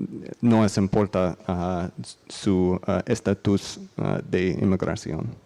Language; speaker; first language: Spanish; non-native, learner; English